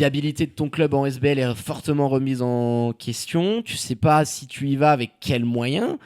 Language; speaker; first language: French; native; French